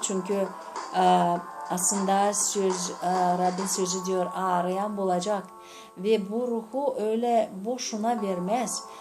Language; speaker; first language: Turkish; non-native, fluent; Gagauz